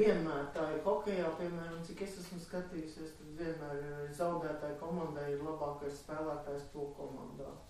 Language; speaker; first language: Latvian; native; Latvian